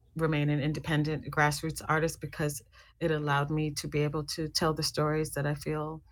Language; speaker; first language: English; native; English